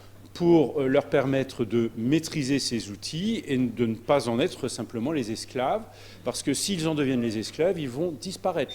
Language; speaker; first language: French; native; French